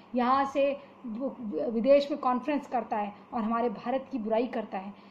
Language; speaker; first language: Hindi; native; Hindi